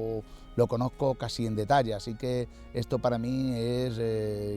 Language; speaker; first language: Spanish; native; Spanish